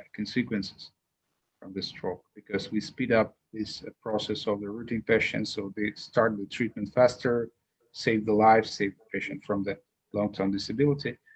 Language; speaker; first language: English; non-native, fluent; Russian